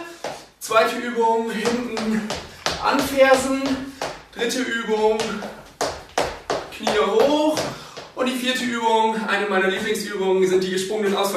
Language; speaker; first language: German; native; German